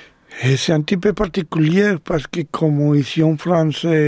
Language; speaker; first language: French; non-native, fluent; Spanish